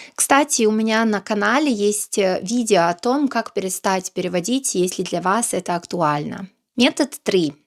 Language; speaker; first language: Russian; non-native, fluent; Serbian